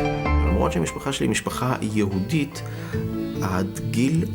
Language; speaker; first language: Hebrew; non-native, fluent; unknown